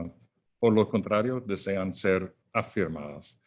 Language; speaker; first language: Spanish; non-native, fluent; English